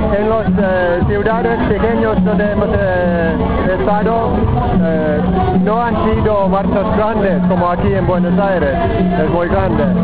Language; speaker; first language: Spanish; non-native, fluent; Finnish